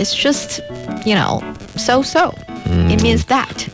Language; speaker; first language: English; non-native, fluent; Chinese